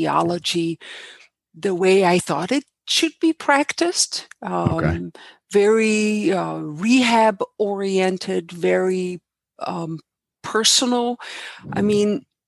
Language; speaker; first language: English; non-native, fluent; Dutch